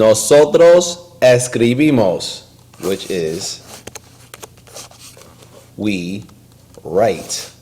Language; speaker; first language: Spanish; non-native, learner; English